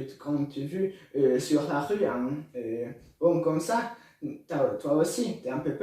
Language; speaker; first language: French; non-native, learner; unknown